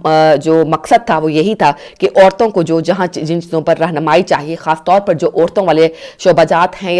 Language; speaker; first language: Urdu; native; Urdu